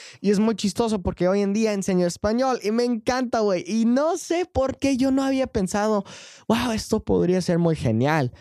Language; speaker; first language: Spanish; non-native, fluent; English